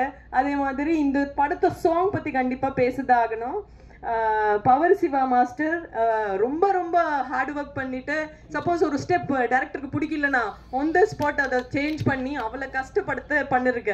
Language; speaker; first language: Tamil; non-native, fluent; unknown